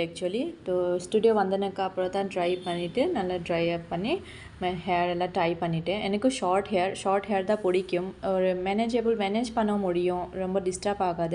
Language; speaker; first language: Tamil; non-native, fluent; Assamese